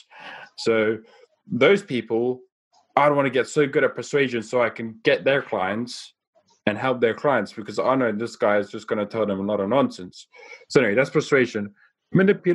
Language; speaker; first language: English; non-native, local second language; Afrikaans